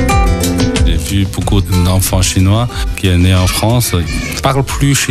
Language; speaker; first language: French; non-native, learner; Chinese